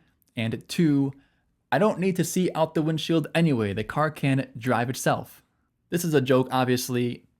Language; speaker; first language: English; native; English